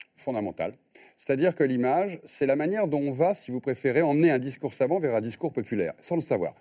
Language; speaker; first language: French; native; French